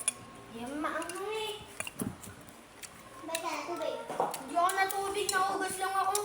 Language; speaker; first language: Filipino; non-native, local second language; Cebuano